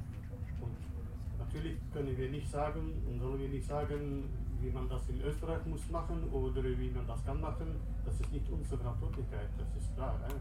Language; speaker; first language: German; non-native, learner; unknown